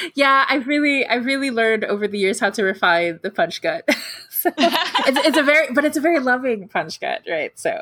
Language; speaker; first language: English; non-native, local second language; Filipino